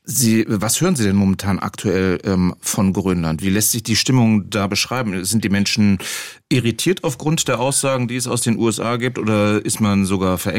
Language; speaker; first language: German; native; German